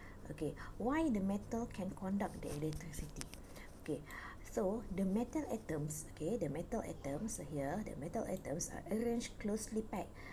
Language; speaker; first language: English; non-native, local second language; Malay